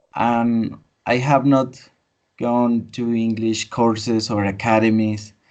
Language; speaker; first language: English; non-native, fluent; Spanish